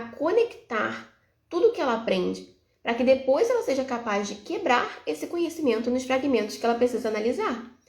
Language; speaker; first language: Portuguese; native; Portuguese